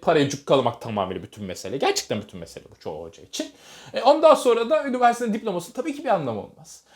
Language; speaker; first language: Turkish; native; Turkish